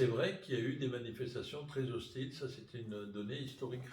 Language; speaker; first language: French; native; French